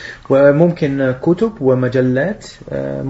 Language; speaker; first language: Arabic; non-native, fluent; Dutch